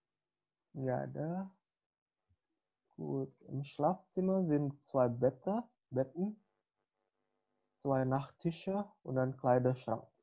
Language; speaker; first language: German; non-native, fluent; Indonesian